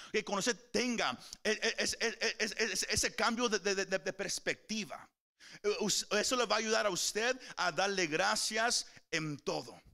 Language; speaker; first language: Spanish; early bilingual, heritage; Spanish